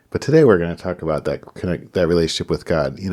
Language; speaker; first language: English; native; English